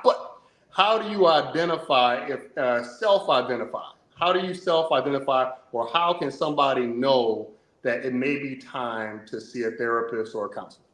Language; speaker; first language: English; native; English